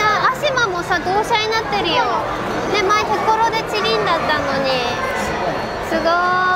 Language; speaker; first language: Japanese; native; Japanese